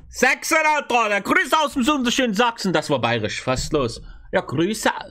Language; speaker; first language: German; native; German